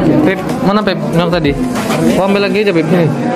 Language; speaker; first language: Indonesian; native; Indonesian